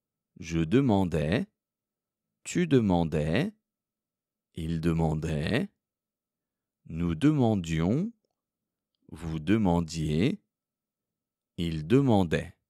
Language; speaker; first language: French; non-native, fluent; Korean